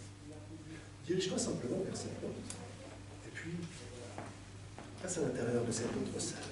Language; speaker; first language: French; native; French